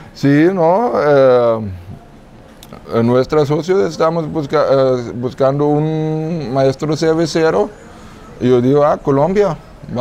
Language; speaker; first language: Spanish; non-native, fluent; German